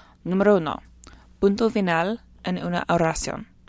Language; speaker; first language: Spanish; non-native, fluent; English